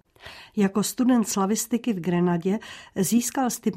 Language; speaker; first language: Czech; native; Czech